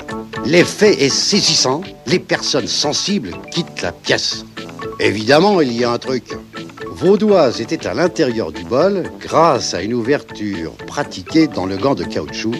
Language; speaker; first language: French; native; French